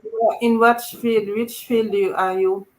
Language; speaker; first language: English; non-native, learner; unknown